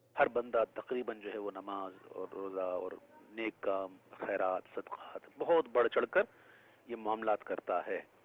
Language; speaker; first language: Urdu; native; Urdu